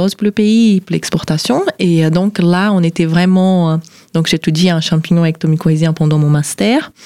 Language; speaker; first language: French; non-native, fluent; Portuguese